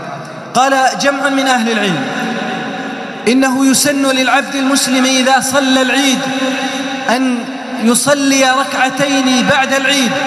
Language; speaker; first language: Arabic; native; Arabic